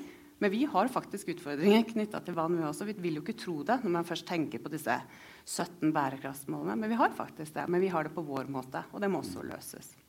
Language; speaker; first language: Norwegian; native; Norwegian